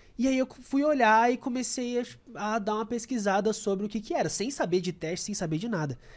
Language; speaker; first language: Portuguese; native; Portuguese